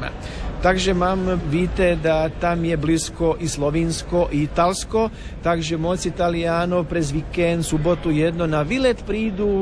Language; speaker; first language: Czech; non-native, learner; Croatian